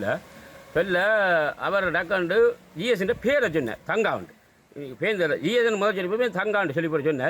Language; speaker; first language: Tamil; native; Tamil